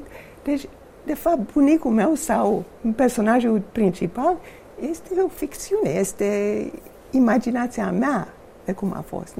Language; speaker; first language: Romanian; non-native, fluent; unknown